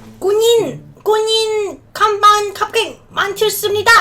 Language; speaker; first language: Korean; non-native, learner; Cantonese